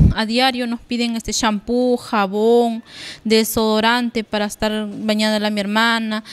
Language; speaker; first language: Spanish; native; Spanish